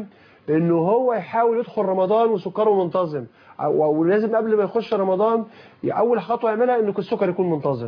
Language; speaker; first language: Arabic; native; Arabic